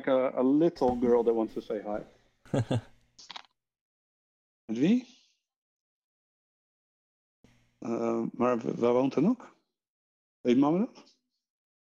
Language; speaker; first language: English; non-native, fluent; Dutch